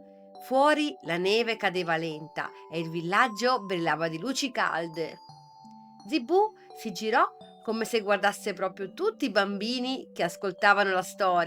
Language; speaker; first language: Italian; native; Italian